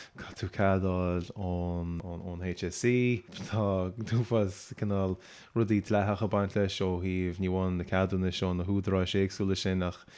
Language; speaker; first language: Irish; native; Irish